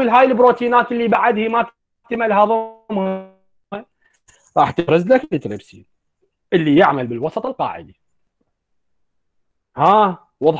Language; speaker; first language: Arabic; native; Arabic